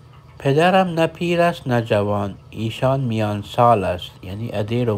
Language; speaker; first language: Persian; non-native, fluent; Urdu